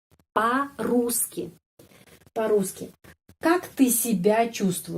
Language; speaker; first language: Russian; non-native, fluent; Indonesian